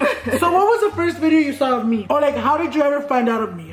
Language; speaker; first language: English; early bilingual, other home language; Spanish